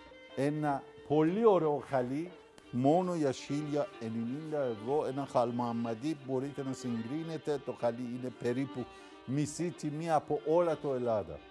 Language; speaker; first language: Greek; non-native, learner; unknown